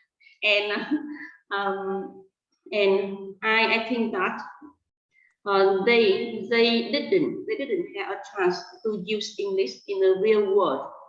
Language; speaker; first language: English; non-native, fluent; Vietnamese